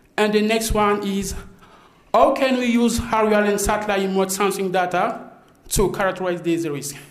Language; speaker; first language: English; non-native, fluent; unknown